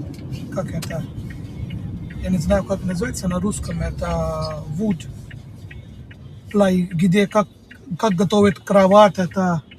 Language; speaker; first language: Russian; non-native, learner; Hindi